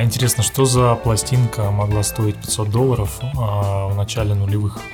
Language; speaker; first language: Russian; native; Russian